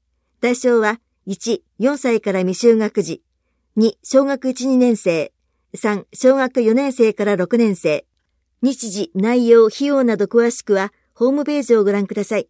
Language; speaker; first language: Japanese; native; Japanese